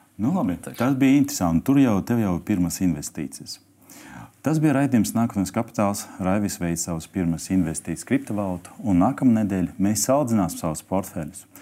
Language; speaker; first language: Latvian; non-native, local second language; Russian